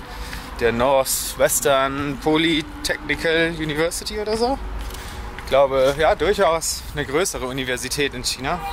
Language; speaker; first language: German; native; German